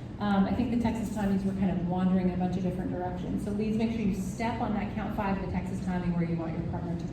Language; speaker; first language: English; native; English